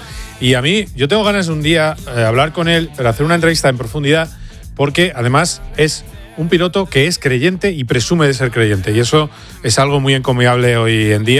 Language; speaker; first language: Spanish; native; Spanish